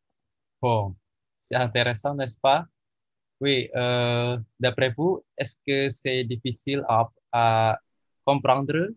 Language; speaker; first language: French; non-native, learner; Indonesian